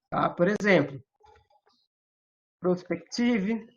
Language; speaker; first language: Portuguese; native; Portuguese